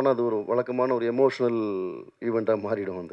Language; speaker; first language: Tamil; native; Tamil